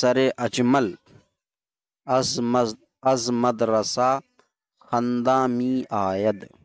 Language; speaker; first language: Persian; non-native, fluent; Urdu